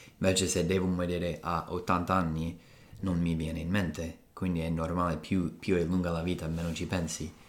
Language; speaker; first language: Italian; non-native, fluent; English